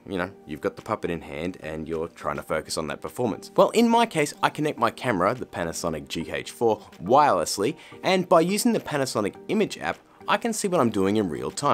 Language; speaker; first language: English; native; English